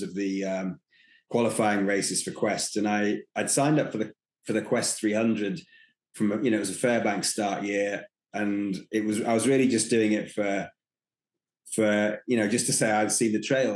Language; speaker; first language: English; native; English